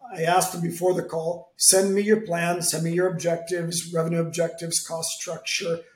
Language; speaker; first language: English; native; English